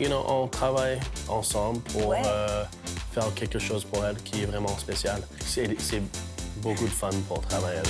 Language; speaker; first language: French; non-native, local second language; English